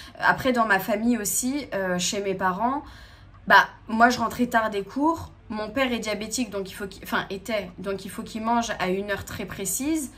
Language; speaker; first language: French; native; French